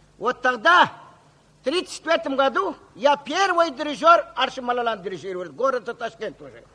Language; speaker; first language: Russian; non-native, local second language; Uzbek